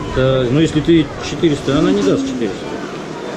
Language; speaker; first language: Russian; native; Russian